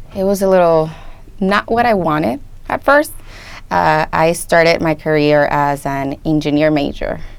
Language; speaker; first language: English; non-native, fluent; Spanish